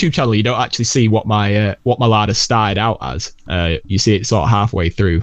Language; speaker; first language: English; native; English